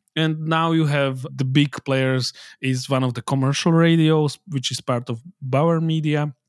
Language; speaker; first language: English; non-native, fluent; Slovak